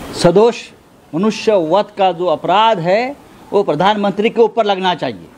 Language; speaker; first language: Hindi; non-native, local second language; Marathi